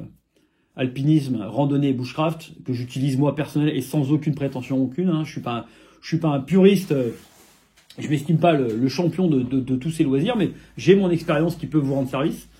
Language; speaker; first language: French; native; French